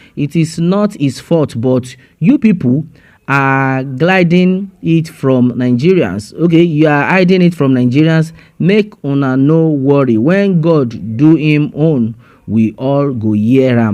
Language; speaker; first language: English; non-native, local second language; Yoruba